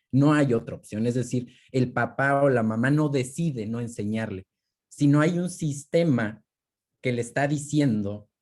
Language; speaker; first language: Spanish; non-native, local second language; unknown